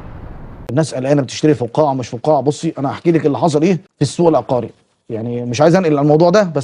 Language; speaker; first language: Arabic; native; Arabic